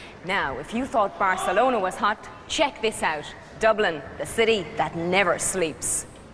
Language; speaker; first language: English; native; English